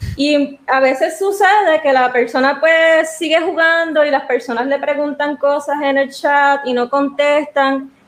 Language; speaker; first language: Spanish; native; Spanish